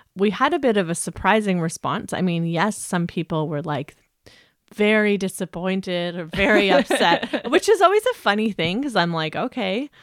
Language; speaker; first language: English; native; English